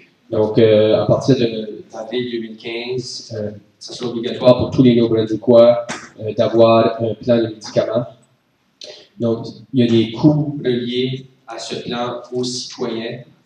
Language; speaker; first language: French; native; French